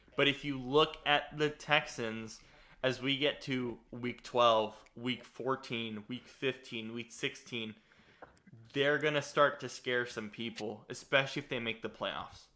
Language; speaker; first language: English; native; English